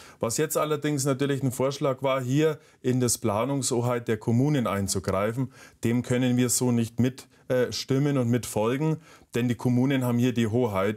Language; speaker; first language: German; native; German